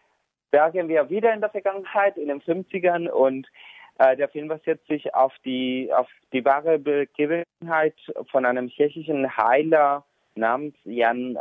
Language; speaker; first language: German; non-native, fluent; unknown